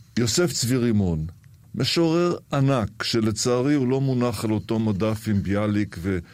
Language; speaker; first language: Hebrew; early bilingual, other home language; Arabic